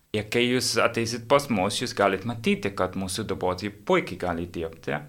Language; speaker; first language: Lithuanian; non-native, learner; English